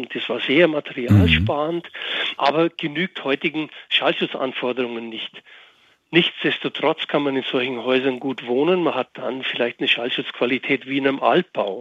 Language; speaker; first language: German; native; German